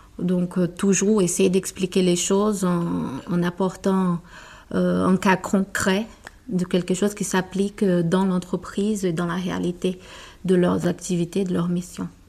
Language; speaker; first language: French; non-native, fluent; Portuguese